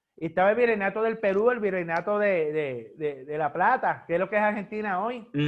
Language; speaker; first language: Spanish; native; Spanish